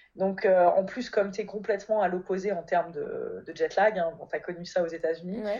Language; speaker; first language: French; native; French